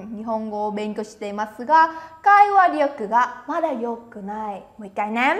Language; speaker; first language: Japanese; non-native, fluent; Vietnamese